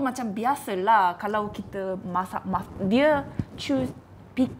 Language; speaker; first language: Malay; non-native, fluent; Korean